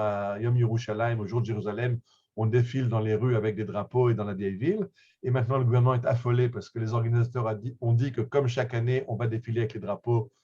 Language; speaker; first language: French; native; French